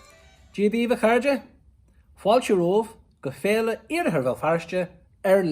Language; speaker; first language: Irish; non-native, local second language; English